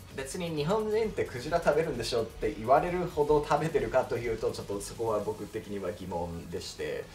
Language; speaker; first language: Japanese; non-native, fluent; English